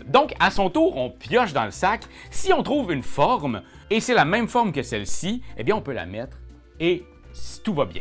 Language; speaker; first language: French; native; French